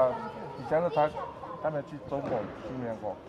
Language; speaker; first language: Chinese; early bilingual, heritage; Chinese